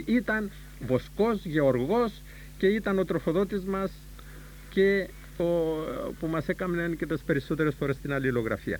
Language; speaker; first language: Greek; native; Greek